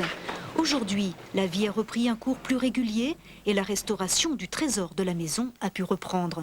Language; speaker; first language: French; native; French